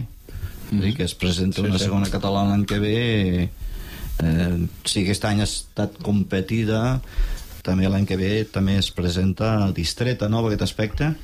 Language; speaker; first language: Catalan; native; Catalan